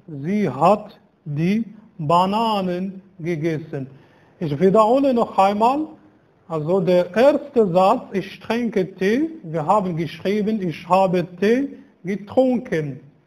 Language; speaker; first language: German; non-native, fluent; Arabic